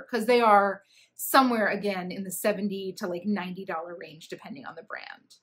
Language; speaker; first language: English; native; English